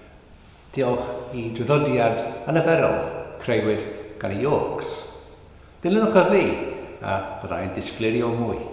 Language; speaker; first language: Welsh; non-native, learner; English